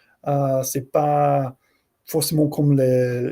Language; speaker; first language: French; non-native, learner; English